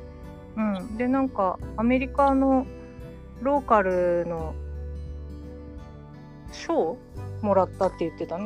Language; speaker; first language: Japanese; native; Japanese